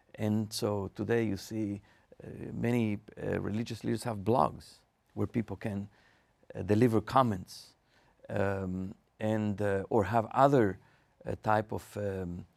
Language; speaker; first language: English; non-native, fluent; Spanish